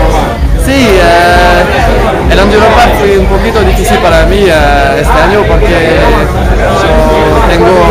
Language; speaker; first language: Spanish; non-native, learner; French